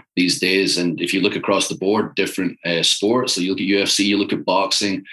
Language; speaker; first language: English; native; English